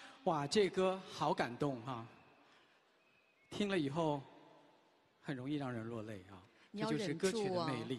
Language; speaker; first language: Chinese; native; Chinese